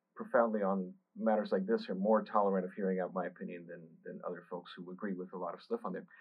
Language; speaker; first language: English; early bilingual, other home language; Bulgarian